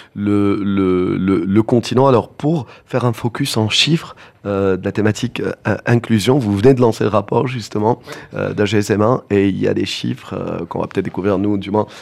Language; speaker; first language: French; non-native, local second language; Arabic